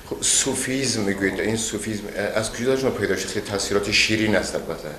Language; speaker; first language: Persian; native; Persian